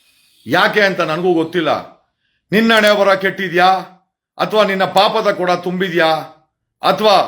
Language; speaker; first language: Kannada; native; Kannada